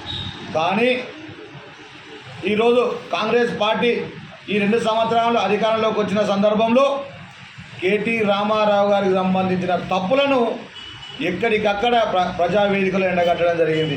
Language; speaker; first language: Telugu; native; Telugu